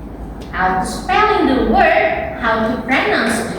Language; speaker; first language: English; non-native, fluent; Indonesian